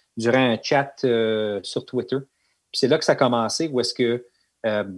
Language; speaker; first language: French; native; French